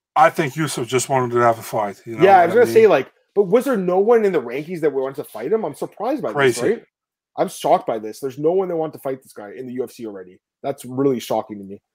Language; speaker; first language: English; non-native, fluent; Dutch